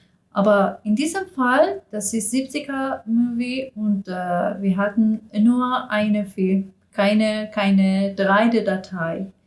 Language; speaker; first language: German; non-native, learner; Persian